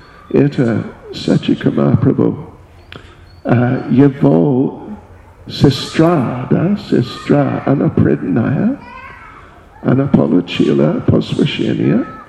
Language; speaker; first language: Russian; non-native, learner; English